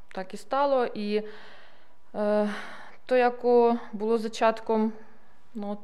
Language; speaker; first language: Czech; non-native, learner; Ukrainian